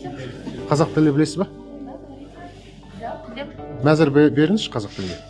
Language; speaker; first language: Kazakh; non-native, local second language; Russian